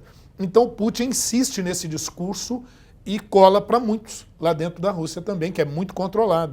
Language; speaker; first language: Portuguese; native; Portuguese